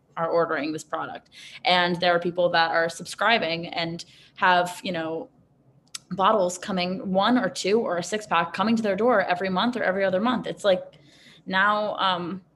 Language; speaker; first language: English; native; English